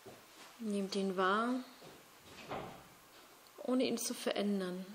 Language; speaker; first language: German; native; German